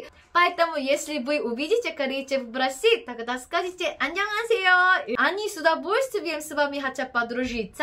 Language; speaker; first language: Russian; non-native, learner; Korean